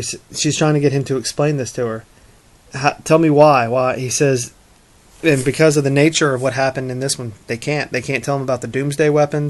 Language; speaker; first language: English; native; English